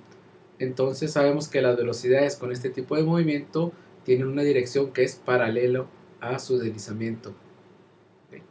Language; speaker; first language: Spanish; native; Spanish